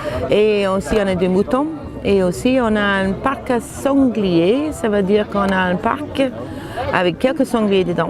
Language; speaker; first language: French; non-native, fluent; English